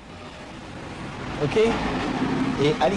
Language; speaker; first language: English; non-native, learner; French